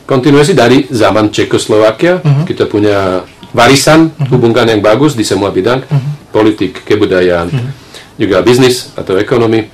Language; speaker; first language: Indonesian; non-native, fluent; Slovak